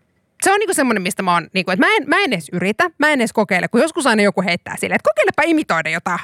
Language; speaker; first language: Finnish; native; Finnish